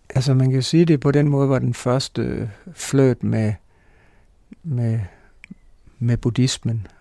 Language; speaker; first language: Danish; native; Danish